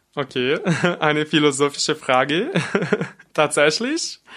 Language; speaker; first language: German; non-native, learner; Portuguese